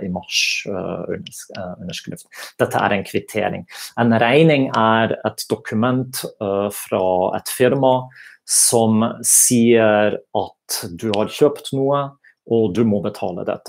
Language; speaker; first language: Norwegian; non-native, fluent; German